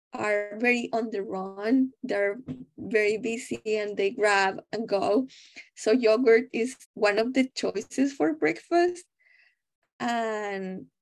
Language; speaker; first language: English; non-native, fluent; Spanish